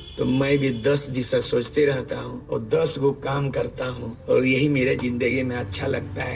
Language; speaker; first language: Hindi; non-native, local second language; Santali